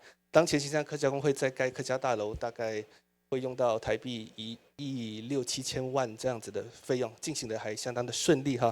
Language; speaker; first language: Chinese; native; Chinese